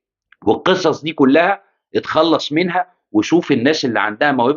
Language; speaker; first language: Arabic; native; Arabic